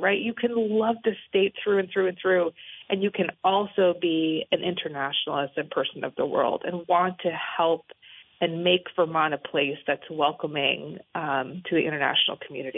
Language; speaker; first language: English; native; English